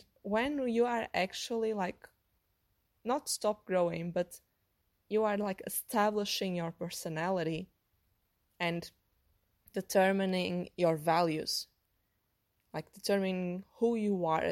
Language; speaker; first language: English; non-native, fluent; Portuguese